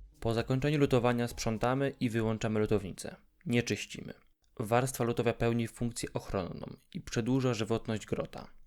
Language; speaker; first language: Polish; native; Polish